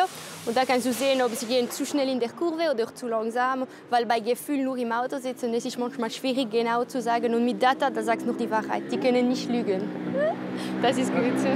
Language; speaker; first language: German; non-native, local second language; French